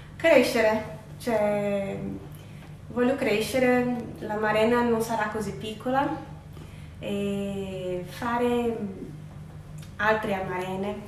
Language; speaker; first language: Italian; non-native, fluent; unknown